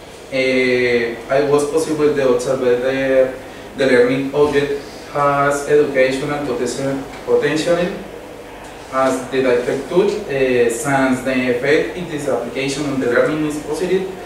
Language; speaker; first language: English; non-native, learner; Spanish